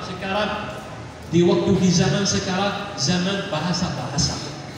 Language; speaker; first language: Indonesian; non-native, learner; Arabic